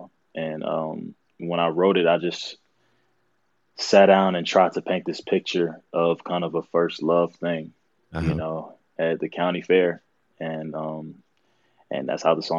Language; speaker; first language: English; native; English